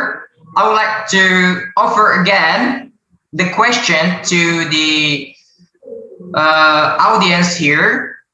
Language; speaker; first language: English; non-native, learner; Indonesian